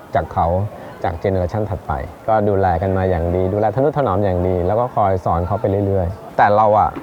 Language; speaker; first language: Thai; native; Thai